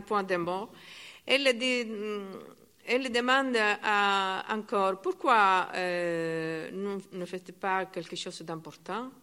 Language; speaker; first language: French; non-native, learner; Italian